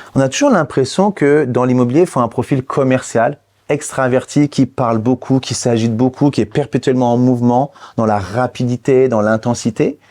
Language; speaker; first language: French; native; French